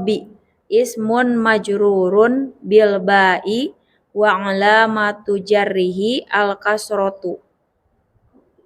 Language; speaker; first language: Arabic; non-native, learner; Indonesian